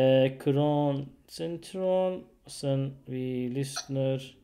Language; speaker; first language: Swedish; non-native, learner; Urdu